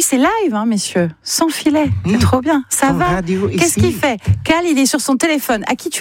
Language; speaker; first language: French; native; French